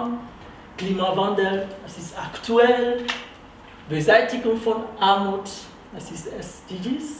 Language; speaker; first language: German; non-native, fluent; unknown